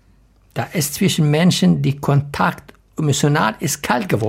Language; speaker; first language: German; non-native, learner; Arabic